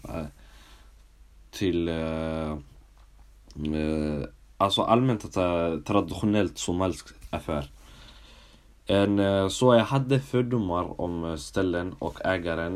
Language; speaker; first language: Swedish; early bilingual, other home language; Somali